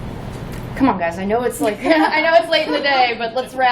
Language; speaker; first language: English; native; English